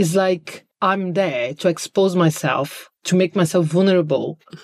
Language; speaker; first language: English; non-native, fluent; Portuguese